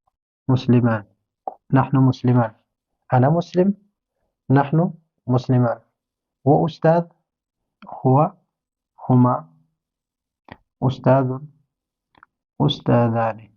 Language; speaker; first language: Arabic; non-native, fluent; Urdu